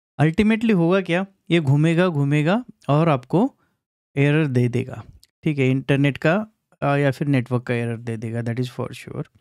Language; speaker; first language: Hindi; non-native, local second language; Marathi